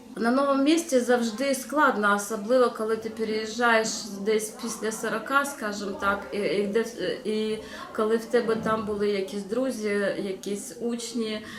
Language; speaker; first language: Ukrainian; non-native, local second language; Russian